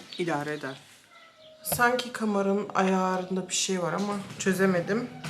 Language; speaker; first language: Turkish; early bilingual, heritage; Turkish